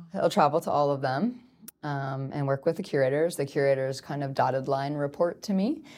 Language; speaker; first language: English; native; English